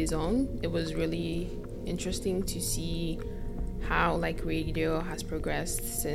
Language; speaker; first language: English; non-native, local second language; Akan